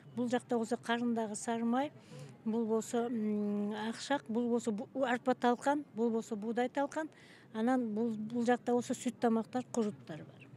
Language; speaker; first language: Kyrgyz; native; Kyrgyz